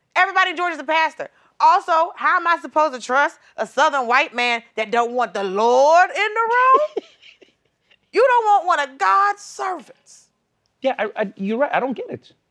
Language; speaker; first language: English; native; English